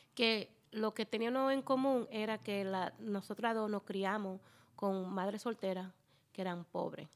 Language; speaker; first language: Spanish; early bilingual, heritage; Spanish